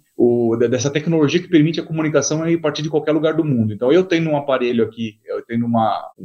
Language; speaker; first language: Portuguese; native; Portuguese